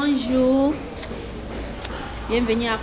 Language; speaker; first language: French; non-native, local second language; English